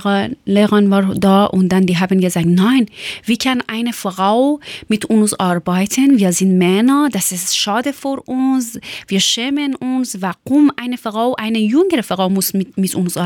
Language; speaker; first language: German; non-native, learner; Persian